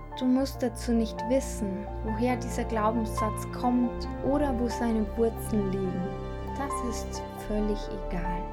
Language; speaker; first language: German; native; German